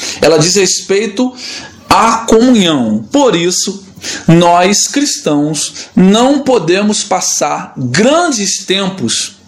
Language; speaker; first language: Portuguese; native; Portuguese